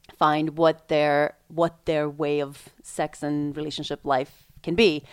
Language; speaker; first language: English; non-native, fluent; Macedonian